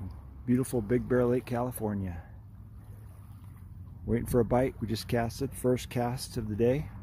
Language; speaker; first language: English; native; English